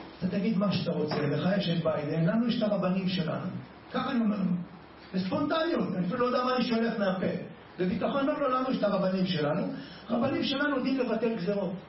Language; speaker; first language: Hebrew; native; Hebrew